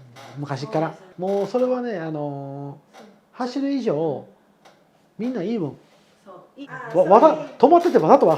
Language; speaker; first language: Japanese; native; Japanese